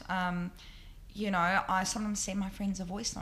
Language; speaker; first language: English; native; English